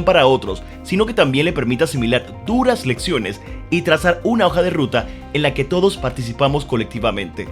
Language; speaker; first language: Spanish; native; Spanish